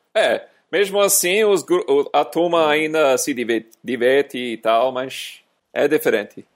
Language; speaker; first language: Portuguese; non-native, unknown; English